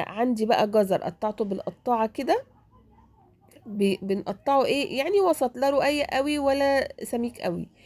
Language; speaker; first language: Arabic; native; Arabic